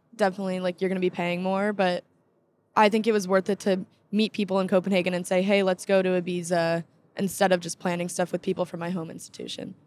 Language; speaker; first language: English; native; English